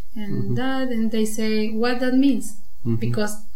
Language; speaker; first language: English; non-native, learner; Spanish